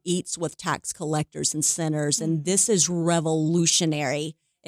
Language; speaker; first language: English; native; English